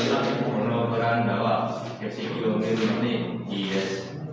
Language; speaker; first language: Japanese; non-native, learner; Indonesian